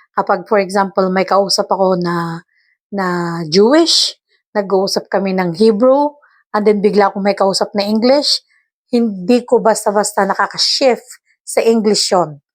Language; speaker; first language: Filipino; non-native, local second language; Iloko